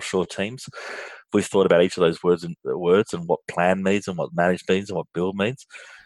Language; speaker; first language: English; native; English